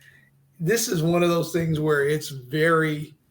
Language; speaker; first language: English; native; English